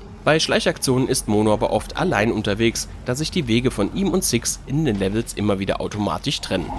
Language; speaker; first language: German; native; German